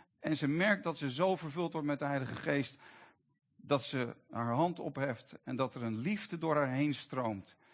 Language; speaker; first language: Dutch; native; Dutch